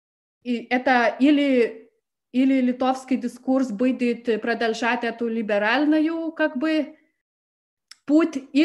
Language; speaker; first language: Russian; non-native, fluent; Lithuanian